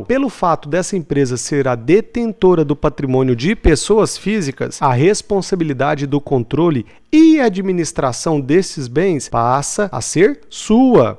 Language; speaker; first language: Portuguese; native; Portuguese